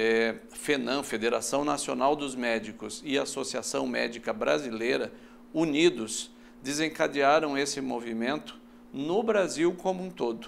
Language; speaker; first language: Portuguese; native; Portuguese